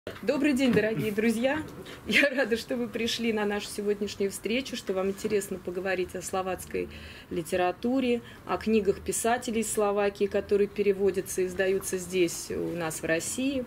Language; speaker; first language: Russian; native; Russian